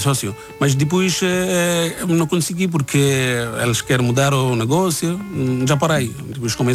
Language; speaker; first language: Portuguese; non-native, learner; Bangla